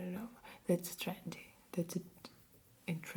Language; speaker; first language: English; non-native, fluent; Russian